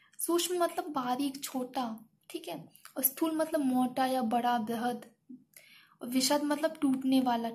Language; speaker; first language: Hindi; native; Hindi